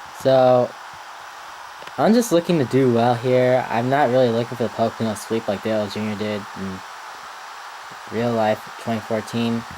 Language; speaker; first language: English; native; English